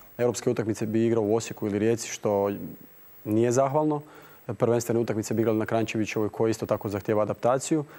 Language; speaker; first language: Croatian; native; Croatian